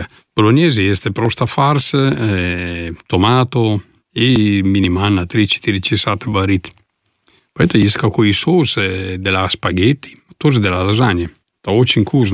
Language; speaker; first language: Russian; non-native, learner; Italian